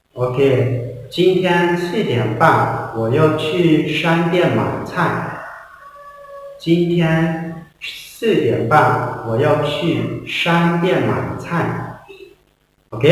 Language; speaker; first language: Chinese; non-native, fluent; Hmong